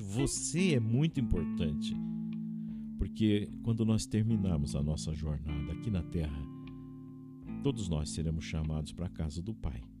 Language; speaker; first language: Portuguese; native; Portuguese